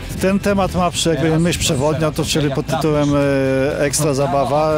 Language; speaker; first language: Polish; native; Polish